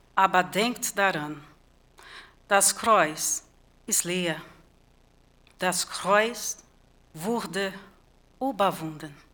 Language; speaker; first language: German; non-native, fluent; Portuguese